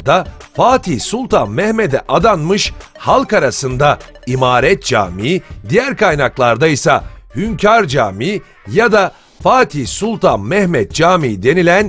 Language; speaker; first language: Turkish; native; Turkish